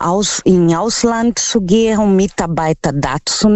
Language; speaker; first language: German; non-native, fluent; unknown